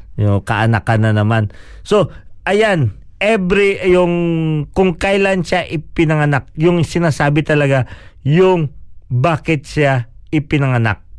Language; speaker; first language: Filipino; non-native, local second language; Cebuano